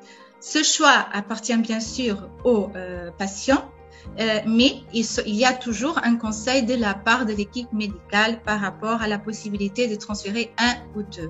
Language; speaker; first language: French; non-native, fluent; Portuguese